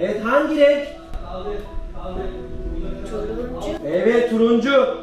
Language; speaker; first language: Turkish; native; Turkish